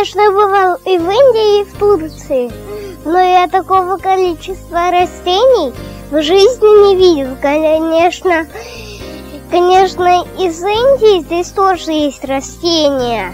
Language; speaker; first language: Russian; non-native, learner; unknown